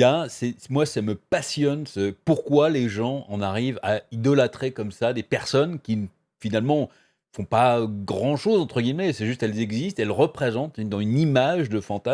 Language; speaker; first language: French; native; French